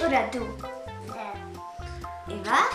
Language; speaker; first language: German; early bilingual, other home language; Arabic